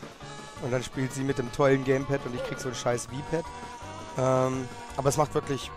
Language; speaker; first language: German; native; German